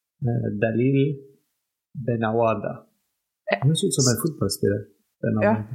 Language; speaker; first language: Norwegian; non-native, fluent; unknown